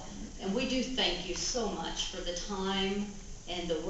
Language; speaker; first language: English; native; English